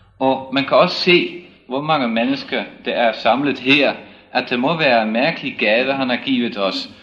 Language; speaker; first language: Danish; non-native, fluent; Dutch